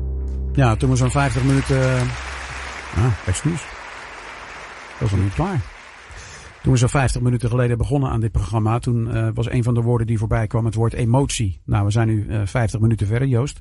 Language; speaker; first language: Dutch; native; Dutch